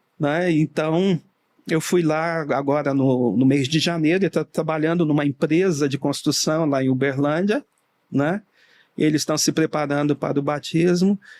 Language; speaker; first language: Portuguese; native; Portuguese